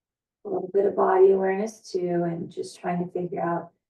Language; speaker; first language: English; native; English